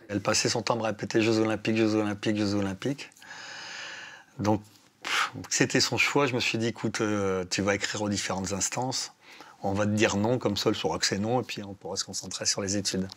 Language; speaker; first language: French; native; French